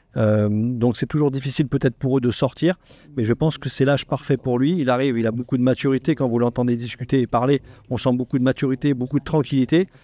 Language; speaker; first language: French; native; French